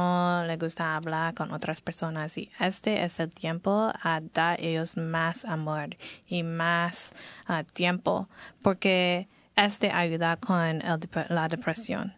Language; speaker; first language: Spanish; non-native, learner; English